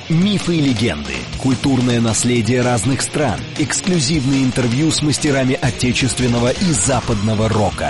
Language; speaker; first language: Russian; native; Russian